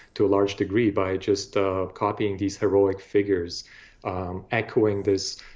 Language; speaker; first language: English; non-native, fluent; Bulgarian